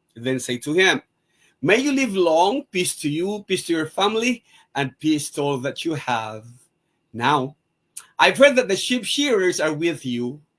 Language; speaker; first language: English; non-native, local second language; Filipino